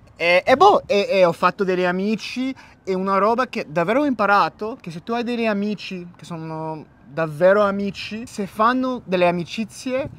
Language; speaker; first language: Italian; non-native, fluent; English